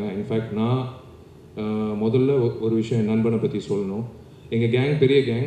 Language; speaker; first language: Tamil; native; Tamil